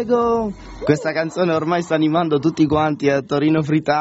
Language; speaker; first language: Italian; native; Italian